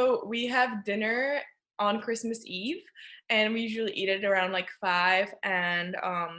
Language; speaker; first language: English; non-native, fluent; Czech